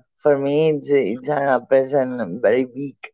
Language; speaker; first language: English; non-native, learner; Catalan